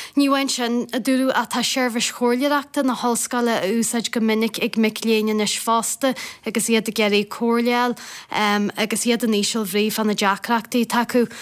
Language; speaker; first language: Irish; native; Irish